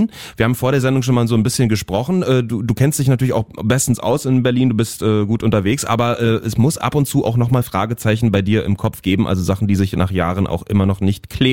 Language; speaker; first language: German; native; German